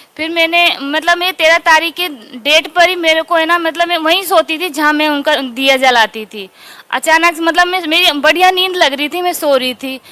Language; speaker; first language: Hindi; native; Hindi